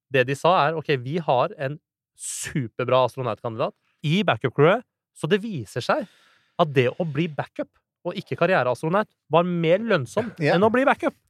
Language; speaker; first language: Norwegian; early bilingual, other home language; Persian